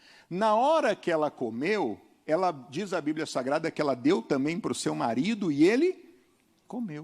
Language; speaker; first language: Portuguese; native; Portuguese